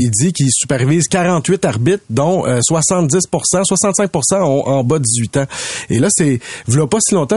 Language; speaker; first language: French; native; French